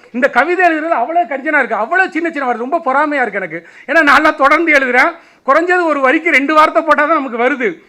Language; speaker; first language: Tamil; native; Tamil